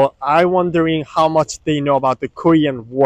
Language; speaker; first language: English; non-native, learner; Korean